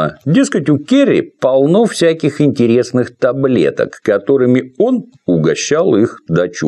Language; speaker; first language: Russian; native; Russian